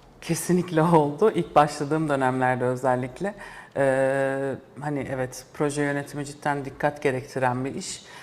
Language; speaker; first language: Turkish; early bilingual, heritage; Turkish